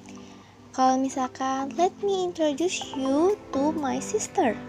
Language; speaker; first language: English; non-native, fluent; Indonesian